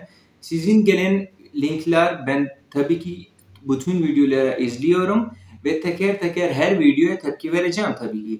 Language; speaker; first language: Turkish; non-native, fluent; Urdu